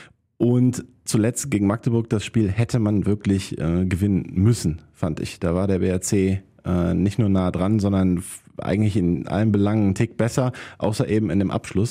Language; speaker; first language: German; native; German